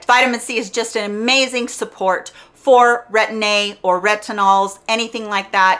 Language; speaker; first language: English; native; English